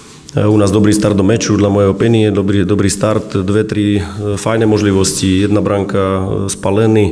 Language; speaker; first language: Polish; non-native, learner; Slovak